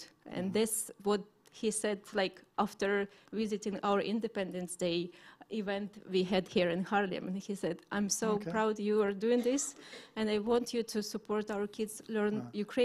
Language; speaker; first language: English; non-native, fluent; Russian